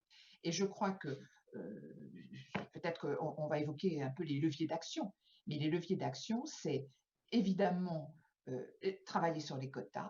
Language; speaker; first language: French; native; French